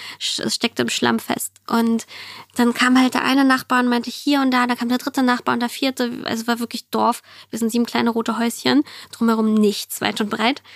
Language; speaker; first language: German; early bilingual, other home language; Russian